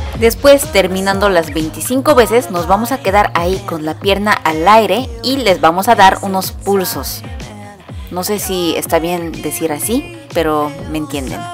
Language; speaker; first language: Spanish; non-native, fluent; Korean